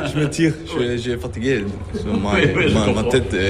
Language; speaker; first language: French; non-native, learner; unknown